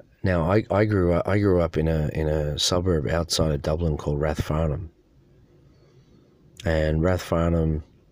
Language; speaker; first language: English; native; English